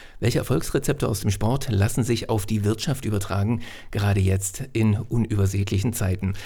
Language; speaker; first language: German; native; German